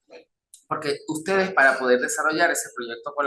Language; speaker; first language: Spanish; native; Spanish